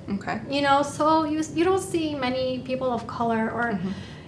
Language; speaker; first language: English; native; English